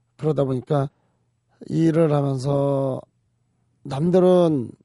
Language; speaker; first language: Korean; native; Korean